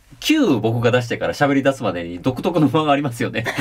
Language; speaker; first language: Japanese; native; Japanese